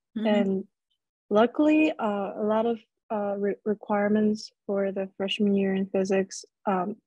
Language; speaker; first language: English; non-native, fluent; Korean